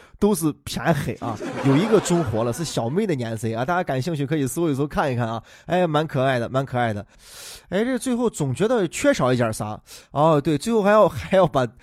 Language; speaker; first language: Chinese; native; Chinese